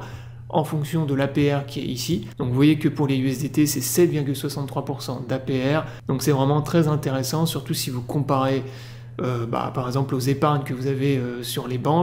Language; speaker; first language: French; native; French